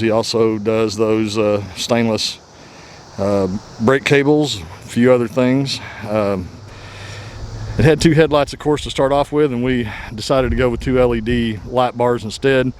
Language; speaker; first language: English; native; English